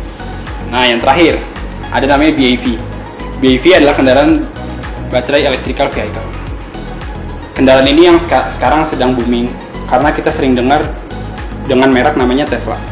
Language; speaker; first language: Indonesian; native; Indonesian